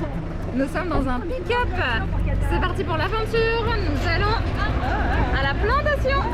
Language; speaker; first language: French; native; French